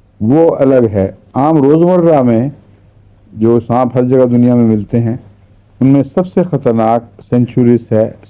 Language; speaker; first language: Urdu; native; Urdu